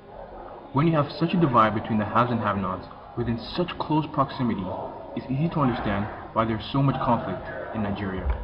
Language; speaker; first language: English; early bilingual, other home language; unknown